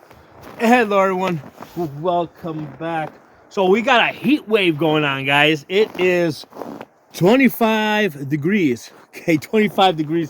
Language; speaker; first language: English; native; English